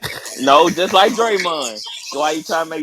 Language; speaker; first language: English; native; English